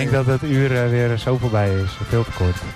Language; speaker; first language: Dutch; native; Dutch